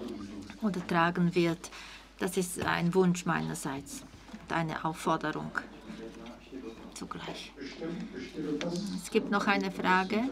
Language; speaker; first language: German; non-native, fluent; Czech